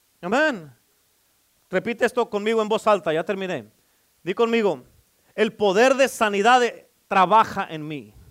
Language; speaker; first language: Spanish; native; Spanish